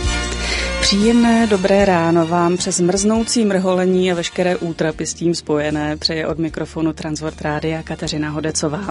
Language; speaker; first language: Czech; native; Czech